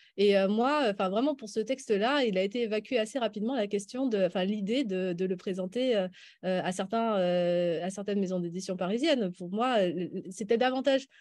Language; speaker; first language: French; native; French